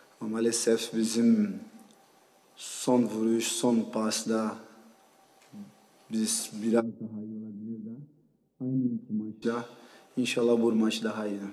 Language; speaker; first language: Turkish; non-native, learner; Portuguese